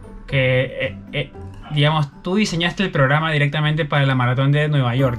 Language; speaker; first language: Spanish; native; Spanish